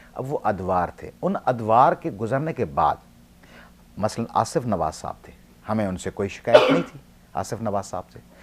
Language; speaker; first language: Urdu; non-native, local second language; Sindhi